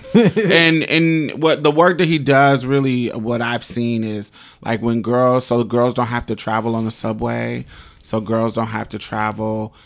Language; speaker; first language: English; native; English